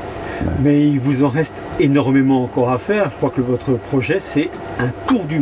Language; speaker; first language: French; native; French